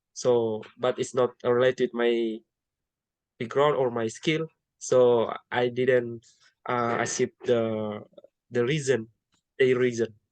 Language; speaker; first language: English; non-native, learner; Indonesian